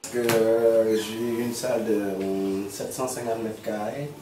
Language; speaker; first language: French; non-native, local second language; Wolof